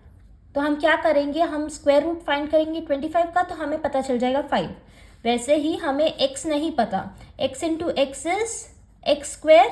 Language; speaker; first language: Hindi; native; Hindi